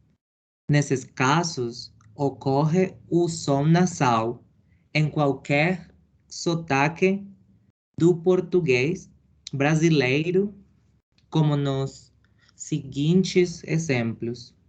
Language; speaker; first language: Portuguese; non-native, learner; Spanish